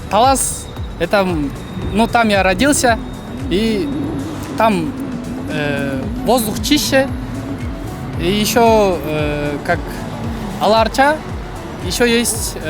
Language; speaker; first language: Russian; non-native, local second language; Kyrgyz